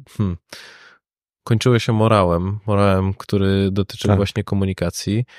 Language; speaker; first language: Polish; native; Polish